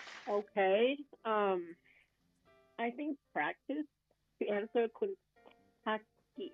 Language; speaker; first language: English; non-native, fluent; Thai